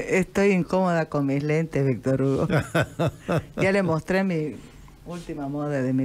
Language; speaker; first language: Spanish; native; Spanish